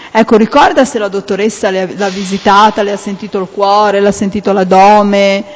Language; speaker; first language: Italian; native; Italian